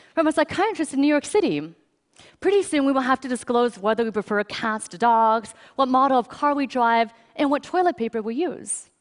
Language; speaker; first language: English; early bilingual, other home language; Chinese